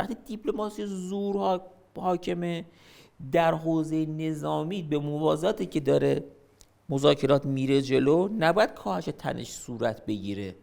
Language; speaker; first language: Persian; native; Persian